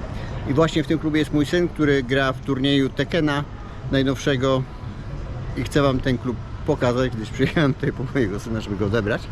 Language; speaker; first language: Polish; native; Polish